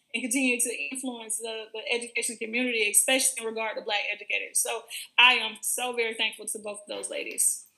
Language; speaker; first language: English; native; English